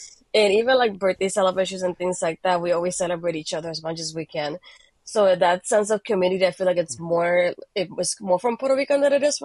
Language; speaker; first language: English; non-native, fluent; Spanish